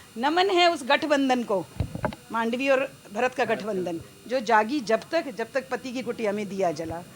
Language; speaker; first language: Hindi; native; Hindi